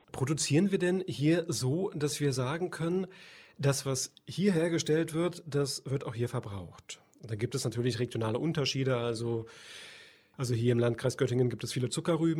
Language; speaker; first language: German; native; German